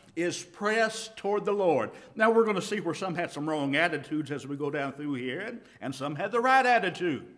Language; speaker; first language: English; native; English